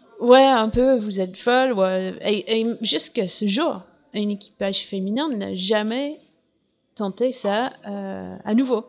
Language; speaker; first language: French; non-native, fluent; English